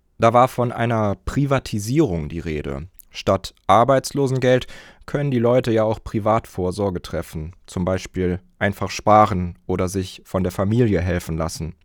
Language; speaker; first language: German; native; German